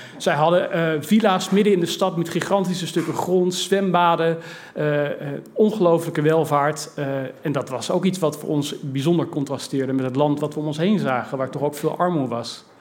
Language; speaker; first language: Dutch; native; Dutch